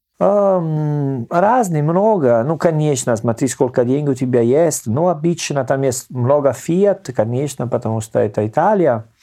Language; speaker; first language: Russian; non-native, learner; Italian